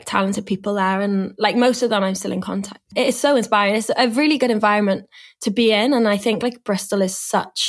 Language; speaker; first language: English; native; English